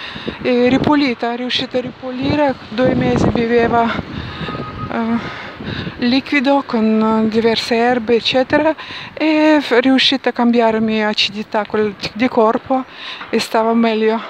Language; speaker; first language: Italian; non-native, learner; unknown